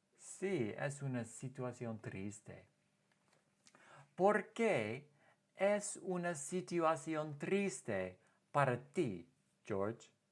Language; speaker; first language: Spanish; non-native, fluent; English